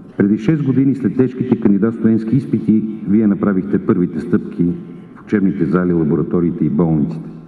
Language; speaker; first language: Bulgarian; native; Bulgarian